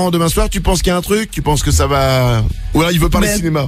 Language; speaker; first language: French; native; French